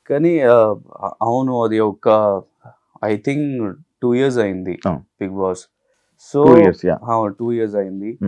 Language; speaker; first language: Telugu; non-native, local second language; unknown